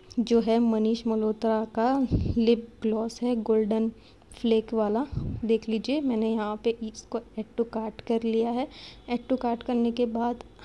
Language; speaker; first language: Hindi; native; Hindi